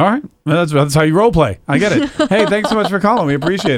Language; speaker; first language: English; native; English